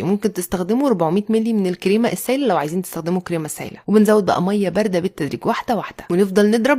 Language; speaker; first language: Arabic; native; Arabic